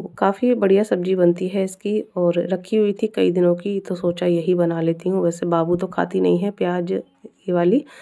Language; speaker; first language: Hindi; native; Hindi